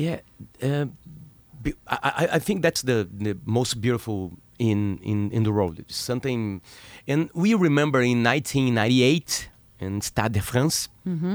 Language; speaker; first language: English; non-native, learner; Portuguese